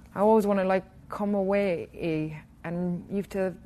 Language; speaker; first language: English; native; English